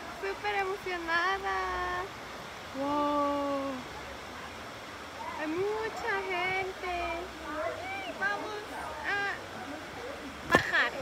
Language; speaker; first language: Spanish; non-native, fluent; Korean